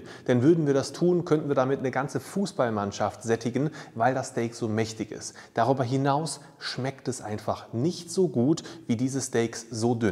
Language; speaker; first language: German; native; German